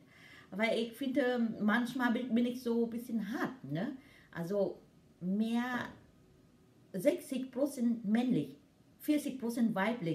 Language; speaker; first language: German; non-native, learner; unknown